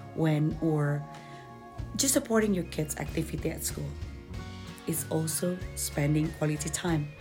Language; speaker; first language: English; non-native, fluent; Indonesian